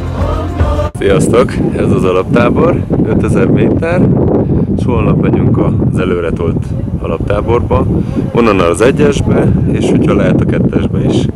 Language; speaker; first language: Hungarian; native; Hungarian